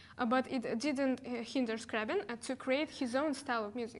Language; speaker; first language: English; non-native, fluent; Russian